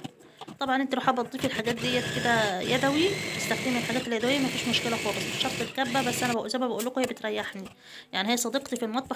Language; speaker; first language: Arabic; native; Arabic